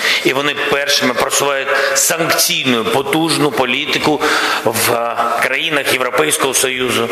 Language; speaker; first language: Ukrainian; non-native, local second language; Russian